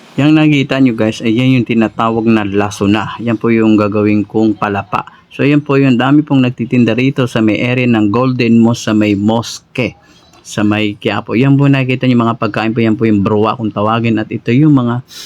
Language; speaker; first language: Filipino; non-native, local second language; Maranao